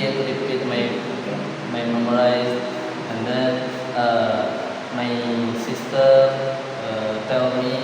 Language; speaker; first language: English; non-native, learner; Indonesian